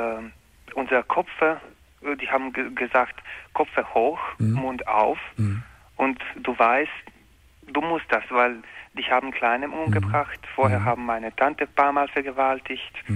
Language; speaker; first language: German; non-native, learner; Croatian